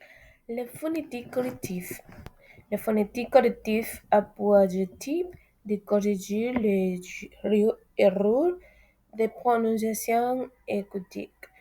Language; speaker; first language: French; non-native, learner; Spanish